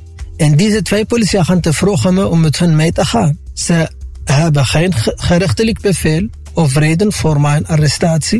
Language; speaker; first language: Dutch; non-native, fluent; Arabic